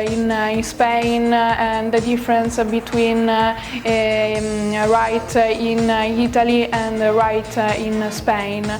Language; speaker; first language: English; non-native, fluent; Italian